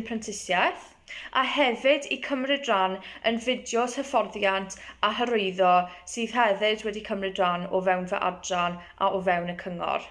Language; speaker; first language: Welsh; non-native, local second language; English